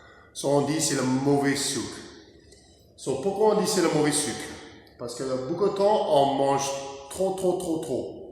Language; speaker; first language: French; non-native, learner; English